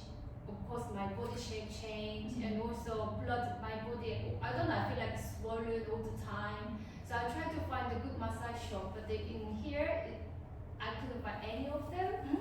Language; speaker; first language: English; non-native, learner; Korean